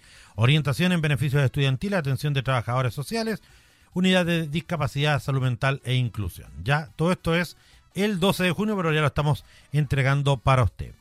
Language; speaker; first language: Spanish; native; Spanish